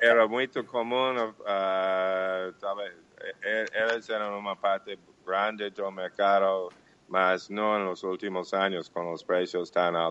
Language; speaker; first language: Portuguese; non-native, fluent; English